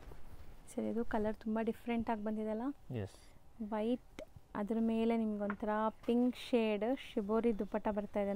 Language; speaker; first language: Kannada; native; Kannada